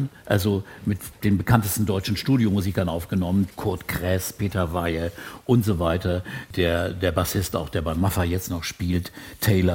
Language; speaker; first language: German; native; German